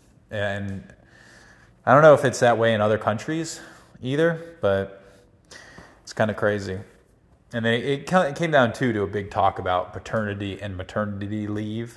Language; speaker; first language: English; native; English